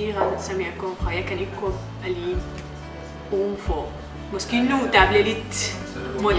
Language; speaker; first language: Danish; non-native, learner; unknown